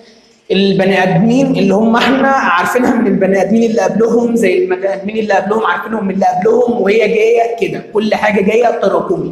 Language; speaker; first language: Arabic; native; Arabic